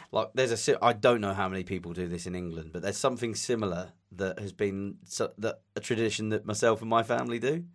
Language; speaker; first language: English; native; English